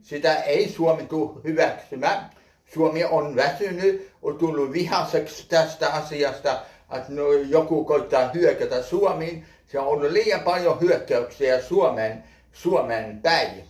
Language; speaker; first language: Finnish; early bilingual, heritage; Finnish